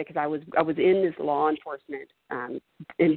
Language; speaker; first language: English; native; English